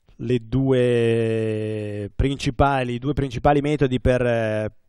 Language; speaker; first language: Italian; native; Italian